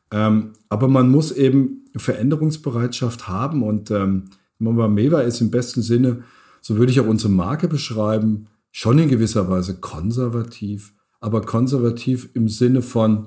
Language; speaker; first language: German; native; German